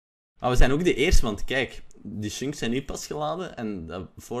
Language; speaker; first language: Dutch; native; Dutch